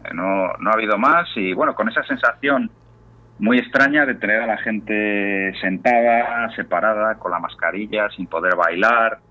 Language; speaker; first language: Spanish; native; Spanish